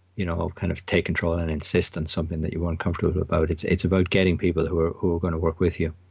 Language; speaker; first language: English; native; English